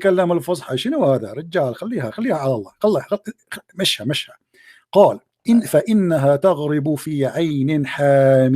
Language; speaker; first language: Arabic; native; Arabic